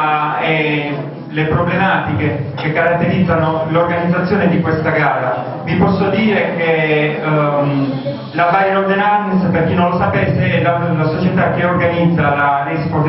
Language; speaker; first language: Italian; native; Italian